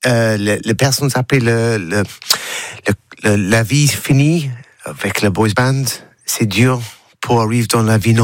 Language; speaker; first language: French; non-native, learner; English